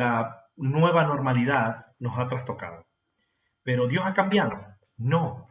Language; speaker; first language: Spanish; native; Spanish